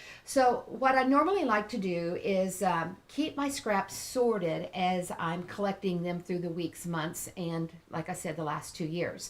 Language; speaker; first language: English; native; English